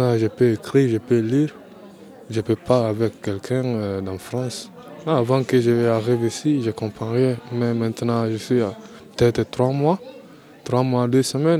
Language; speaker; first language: French; non-native, learner; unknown